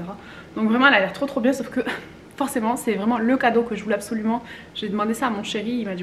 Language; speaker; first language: French; native; French